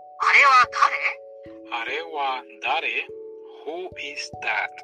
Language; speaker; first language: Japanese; non-native, learner; English